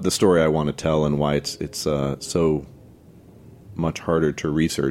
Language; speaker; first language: English; native; English